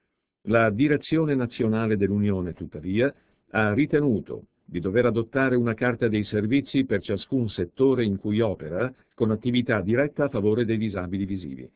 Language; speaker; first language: Italian; native; Italian